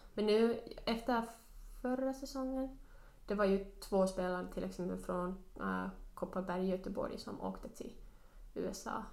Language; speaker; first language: Swedish; non-native, local second language; Finnish